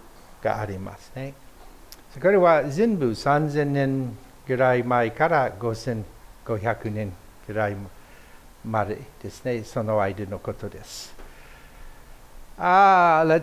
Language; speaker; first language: Japanese; non-native, fluent; English